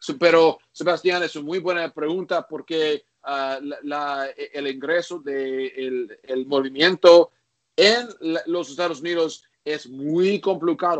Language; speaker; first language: Spanish; non-native, learner; English